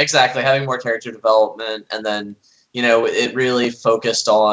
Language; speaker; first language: English; native; English